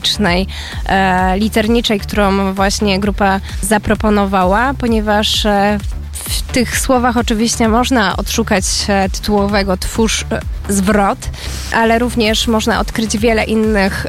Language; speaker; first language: Polish; native; Polish